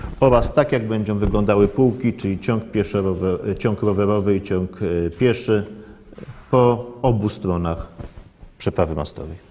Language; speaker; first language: Polish; native; Polish